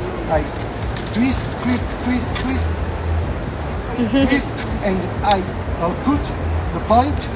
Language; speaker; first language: English; non-native, learner; Italian